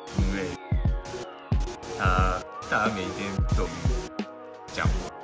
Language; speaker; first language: Chinese; non-native, learner; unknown